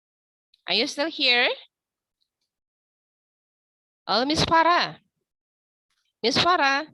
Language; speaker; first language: English; non-native, fluent; Indonesian